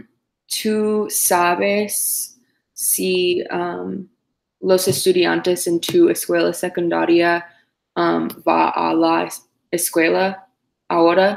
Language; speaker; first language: Spanish; non-native, learner; English